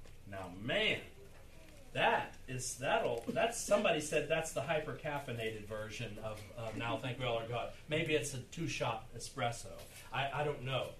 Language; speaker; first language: English; native; English